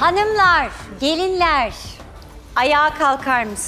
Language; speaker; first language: Turkish; native; Turkish